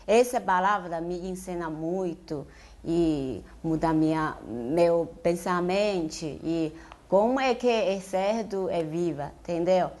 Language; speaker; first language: Portuguese; non-native, learner; Chinese